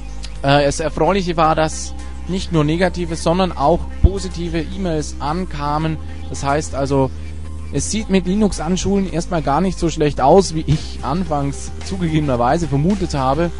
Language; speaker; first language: German; native; German